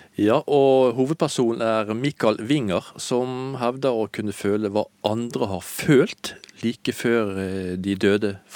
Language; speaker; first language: Norwegian; native; Norwegian